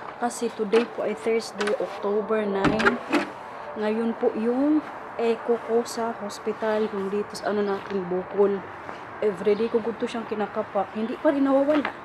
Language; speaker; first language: Filipino; non-native, local second language; Waray